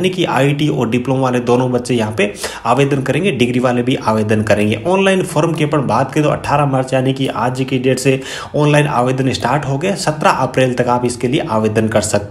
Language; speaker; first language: Hindi; native; Hindi